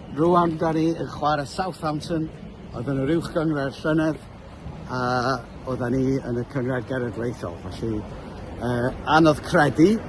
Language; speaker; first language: Welsh; native; Welsh